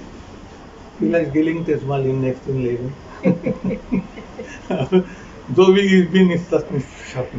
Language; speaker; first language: German; non-native, fluent; Marathi